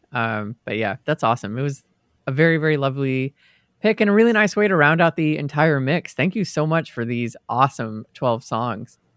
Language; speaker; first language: English; native; English